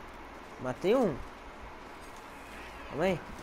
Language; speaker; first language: Portuguese; native; Portuguese